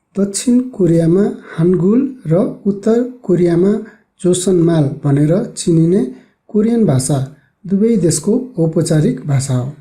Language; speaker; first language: Nepali; native; Nepali